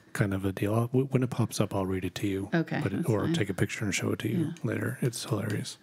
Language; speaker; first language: English; native; English